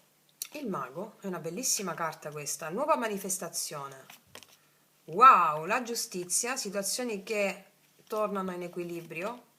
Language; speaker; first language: Italian; native; Italian